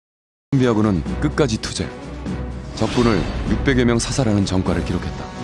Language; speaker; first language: Korean; native; Korean